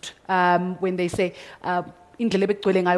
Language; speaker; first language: English; non-native, local second language; Zulu